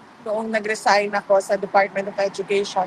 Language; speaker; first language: Filipino; non-native, local second language; Cebuano